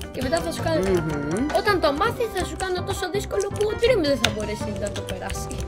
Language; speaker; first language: Greek; native; Greek